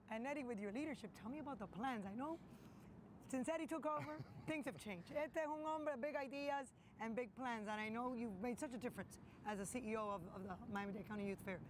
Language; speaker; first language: English; early bilingual, other home language; Spanish